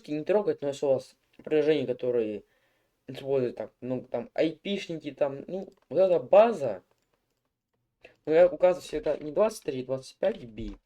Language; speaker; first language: Russian; native; Russian